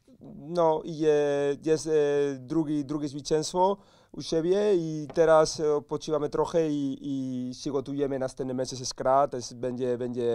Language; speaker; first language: Polish; non-native, learner; Spanish